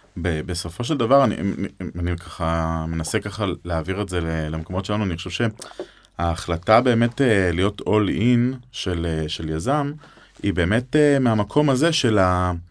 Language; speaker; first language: Hebrew; native; Hebrew